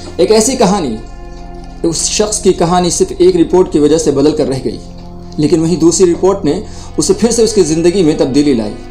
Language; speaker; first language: Hindi; native; Hindi